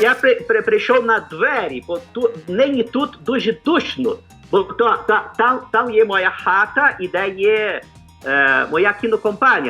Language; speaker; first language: Ukrainian; native; Ukrainian